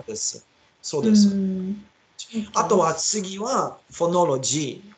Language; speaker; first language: Japanese; non-native, learner; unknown